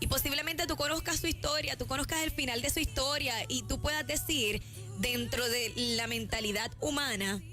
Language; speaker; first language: Spanish; native; Spanish